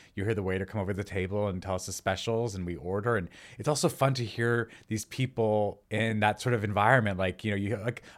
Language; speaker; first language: English; native; English